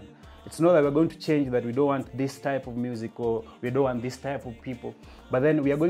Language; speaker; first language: English; non-native, local second language; Luo (Kenya and Tanzania)